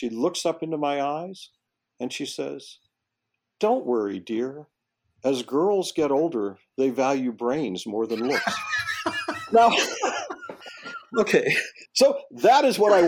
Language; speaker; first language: English; native; English